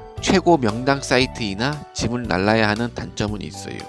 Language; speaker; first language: Korean; native; Korean